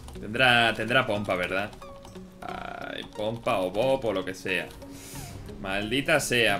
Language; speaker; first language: Spanish; native; Spanish